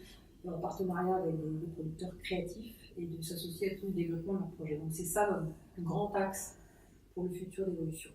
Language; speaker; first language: French; native; French